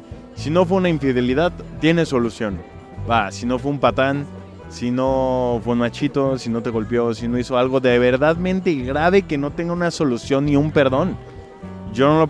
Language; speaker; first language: Spanish; native; Spanish